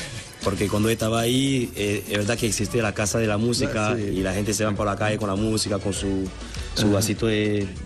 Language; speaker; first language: Spanish; non-native, fluent; French